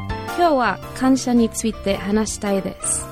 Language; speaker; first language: Japanese; non-native, learner; English